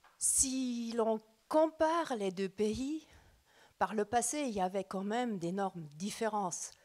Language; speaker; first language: French; non-native, fluent; German